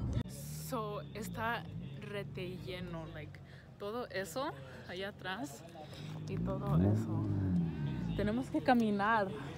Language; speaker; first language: Spanish; early bilingual, heritage; Spanish